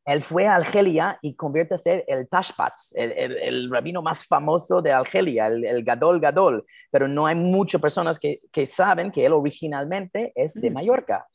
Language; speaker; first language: Spanish; non-native, fluent; English